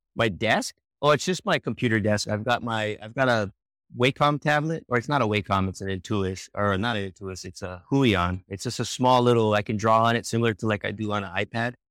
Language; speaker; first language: English; native; English